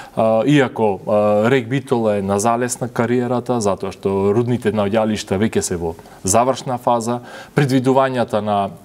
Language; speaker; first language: Macedonian; native; Macedonian